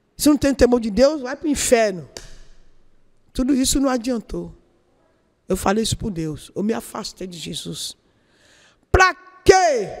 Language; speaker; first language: Portuguese; non-native, learner; Yoruba